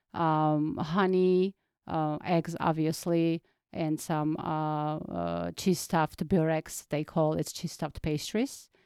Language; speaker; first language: English; non-native, fluent; Georgian